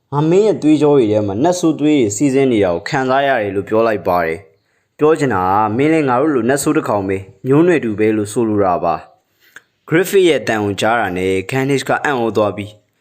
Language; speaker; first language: Burmese; native; Burmese